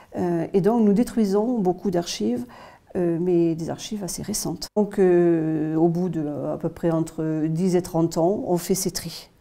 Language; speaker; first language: French; native; French